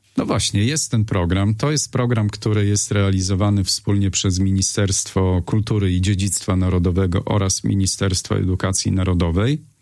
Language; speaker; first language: Polish; native; Polish